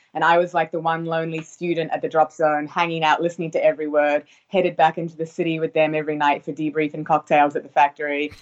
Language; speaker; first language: English; native; English